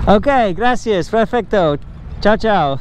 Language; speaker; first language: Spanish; non-native, learner; English